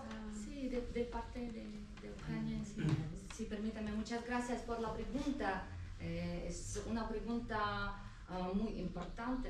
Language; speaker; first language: Spanish; non-native, fluent; Ukrainian